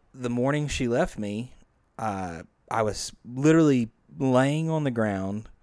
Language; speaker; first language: English; native; English